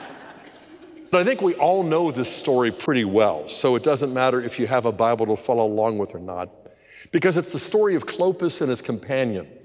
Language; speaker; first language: English; native; English